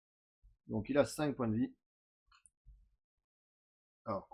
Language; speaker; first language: French; native; French